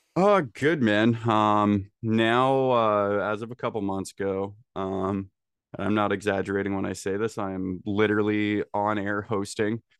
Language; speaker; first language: English; native; English